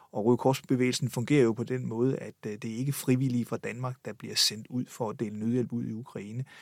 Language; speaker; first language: Danish; native; Danish